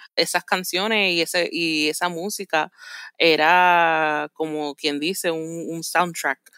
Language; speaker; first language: Spanish; native; Spanish